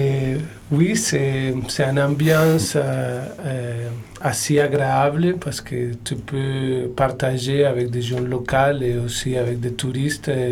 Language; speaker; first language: French; non-native, learner; Spanish